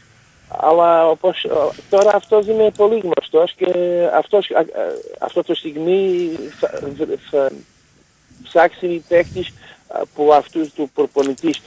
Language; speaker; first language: Greek; non-native, learner; Portuguese